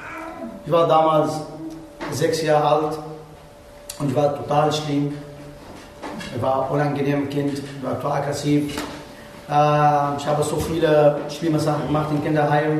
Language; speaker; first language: German; non-native, learner; Arabic